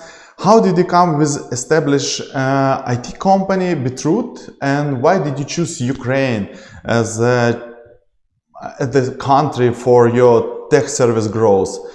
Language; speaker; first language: English; non-native, learner; Ukrainian